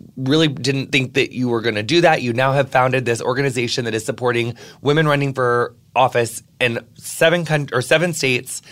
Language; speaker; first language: English; native; English